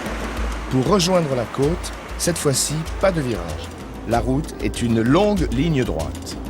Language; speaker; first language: French; native; French